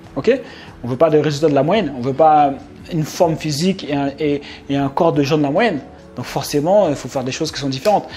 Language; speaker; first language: French; native; French